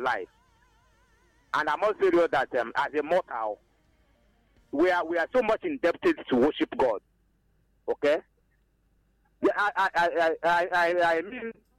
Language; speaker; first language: English; non-native, local second language; Igbo